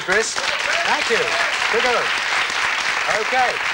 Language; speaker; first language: English; native; English